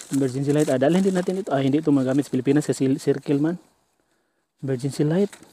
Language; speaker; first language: Filipino; non-native, local second language; Cebuano